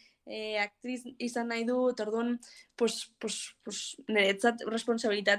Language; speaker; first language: Basque; non-native, local second language; Spanish